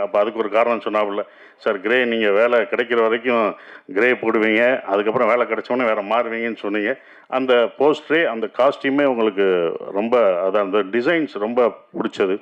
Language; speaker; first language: Tamil; native; Tamil